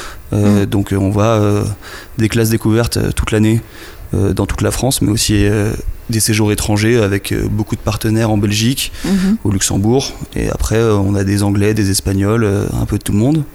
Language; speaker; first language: French; native; French